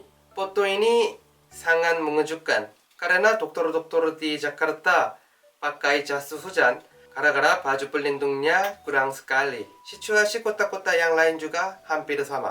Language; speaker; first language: Indonesian; non-native, learner; Korean